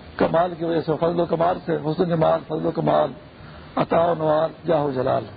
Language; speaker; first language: Urdu; non-native, local second language; Pashto